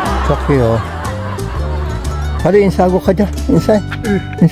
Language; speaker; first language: Korean; non-native, learner; Filipino